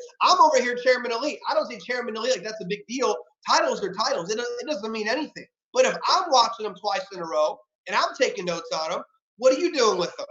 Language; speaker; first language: English; native; English